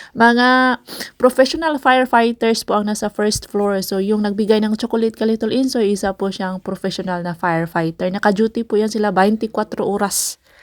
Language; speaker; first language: Filipino; non-native, local second language; Cebuano